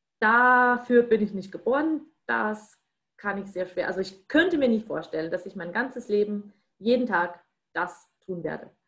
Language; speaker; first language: German; non-native, fluent; Russian